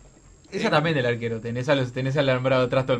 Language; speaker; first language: Spanish; native; Spanish